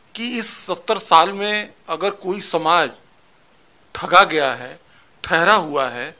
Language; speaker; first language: Hindi; native; Hindi